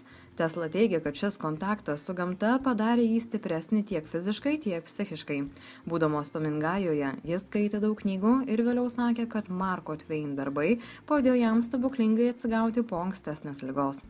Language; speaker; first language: Lithuanian; native; Lithuanian